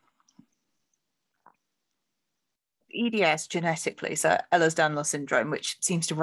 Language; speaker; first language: English; native; English